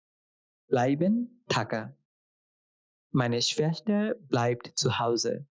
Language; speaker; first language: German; non-native, fluent; Bangla